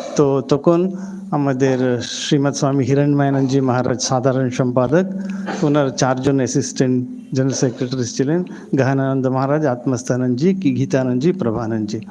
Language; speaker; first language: Bangla; non-native, local second language; Hindi